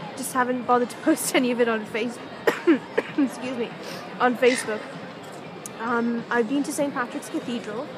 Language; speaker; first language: English; native; English